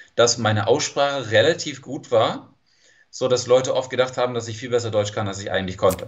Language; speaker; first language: German; non-native, fluent; English